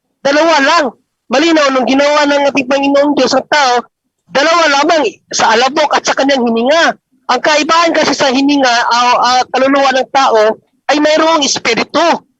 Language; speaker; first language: Filipino; non-native, local second language; Cebuano